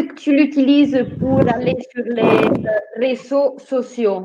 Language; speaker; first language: French; non-native, fluent; Italian